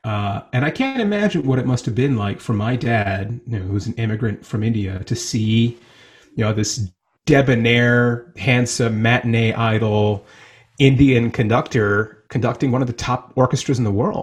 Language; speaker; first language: English; native; English